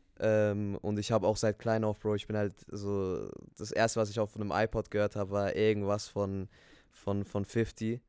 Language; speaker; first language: German; early bilingual, other home language; Spanish